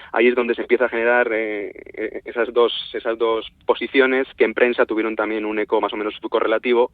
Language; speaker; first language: Spanish; native; Spanish